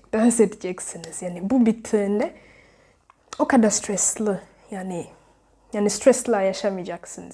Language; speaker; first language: Turkish; non-native, learner; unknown